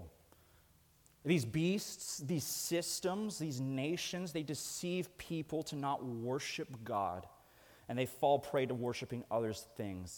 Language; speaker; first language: English; native; English